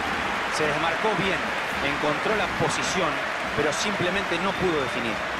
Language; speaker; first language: Spanish; native; Spanish